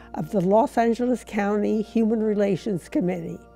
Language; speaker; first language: English; native; English